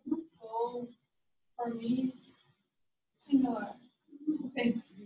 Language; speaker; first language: English; non-native, learner; Portuguese